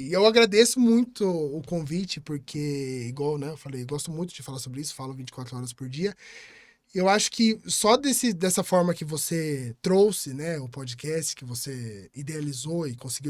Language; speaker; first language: Portuguese; native; Portuguese